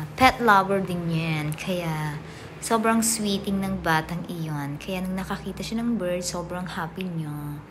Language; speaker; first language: Filipino; native; Filipino